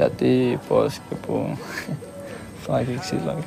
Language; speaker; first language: Greek; non-native, fluent; Albanian